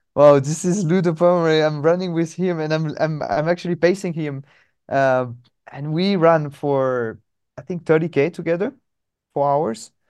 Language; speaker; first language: English; non-native, fluent; French